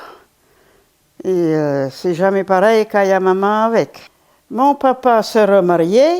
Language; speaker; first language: French; non-native, fluent; Polish